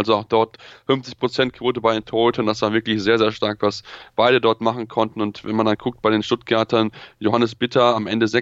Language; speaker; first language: German; native; German